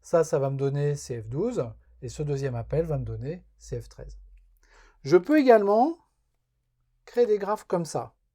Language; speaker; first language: French; native; French